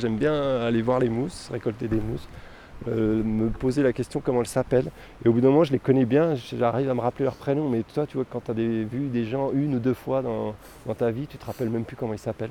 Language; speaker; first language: French; native; French